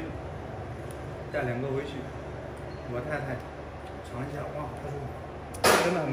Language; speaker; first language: Chinese; native; Chinese